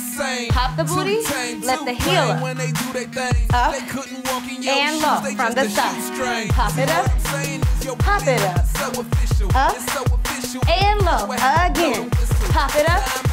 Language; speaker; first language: English; native; English